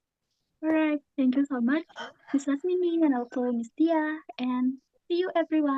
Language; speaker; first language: English; non-native, learner; Indonesian